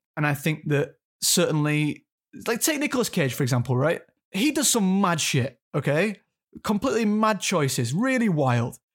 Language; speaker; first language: English; native; English